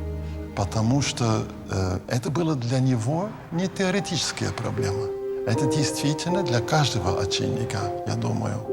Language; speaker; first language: Russian; non-native, fluent; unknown